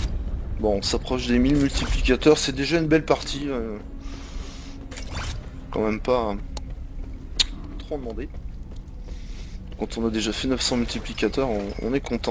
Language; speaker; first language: French; native; French